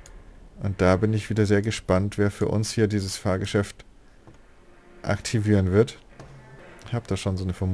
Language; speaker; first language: German; native; German